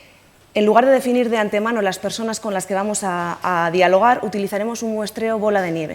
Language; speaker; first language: Spanish; native; Spanish